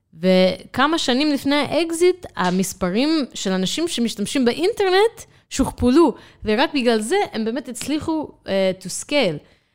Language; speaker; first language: Hebrew; non-native, fluent; English